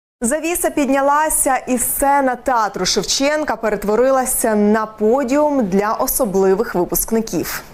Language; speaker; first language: Ukrainian; native; Ukrainian